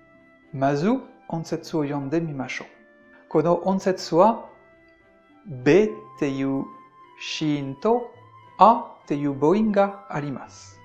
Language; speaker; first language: Japanese; non-native, fluent; French